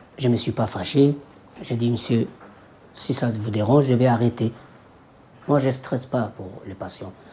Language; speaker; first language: French; non-native, local second language; Somali